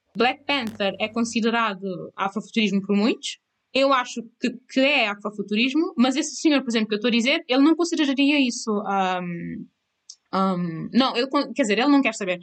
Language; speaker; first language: Portuguese; non-native, local second language; Kabuverdianu